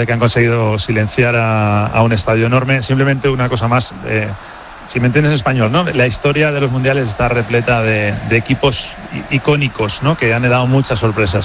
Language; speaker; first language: Spanish; native; Spanish